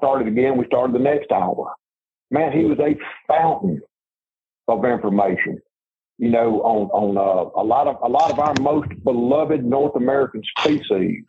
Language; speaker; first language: English; native; English